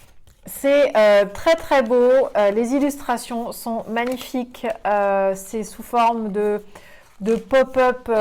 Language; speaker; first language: French; native; French